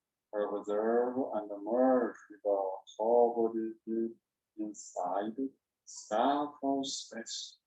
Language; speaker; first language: English; non-native, learner; Chinese